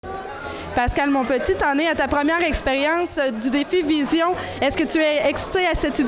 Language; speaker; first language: French; native; French